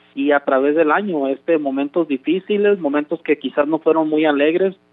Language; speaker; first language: Spanish; early bilingual, heritage; Spanish